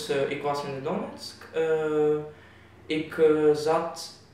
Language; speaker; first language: Dutch; non-native, learner; Russian